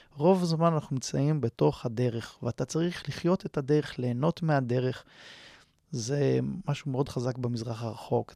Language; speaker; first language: Hebrew; native; Hebrew